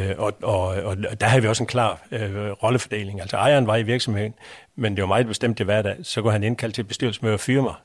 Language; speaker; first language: Danish; native; Danish